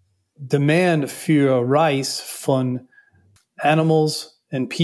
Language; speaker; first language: German; non-native, learner; English